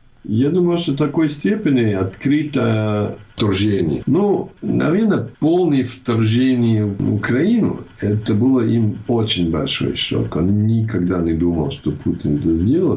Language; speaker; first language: Russian; non-native, fluent; English